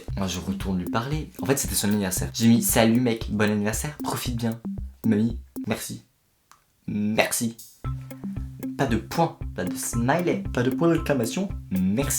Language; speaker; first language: French; native; French